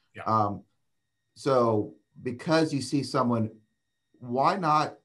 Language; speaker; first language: English; native; English